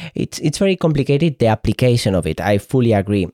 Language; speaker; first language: English; non-native, fluent; Spanish